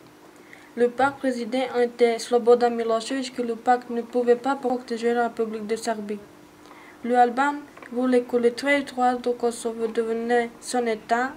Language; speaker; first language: French; non-native, learner; Serbian